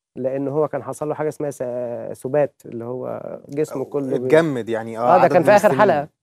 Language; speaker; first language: Arabic; native; Arabic